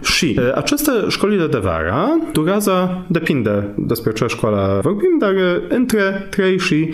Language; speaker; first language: Romanian; non-native, fluent; Polish